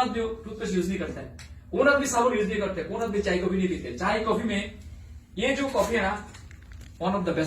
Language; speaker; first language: Hindi; non-native, learner; Bangla